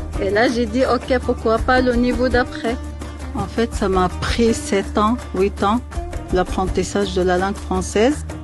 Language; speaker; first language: French; non-native, fluent; Arabic